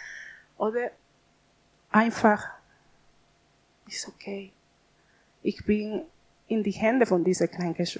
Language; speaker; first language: German; non-native, learner; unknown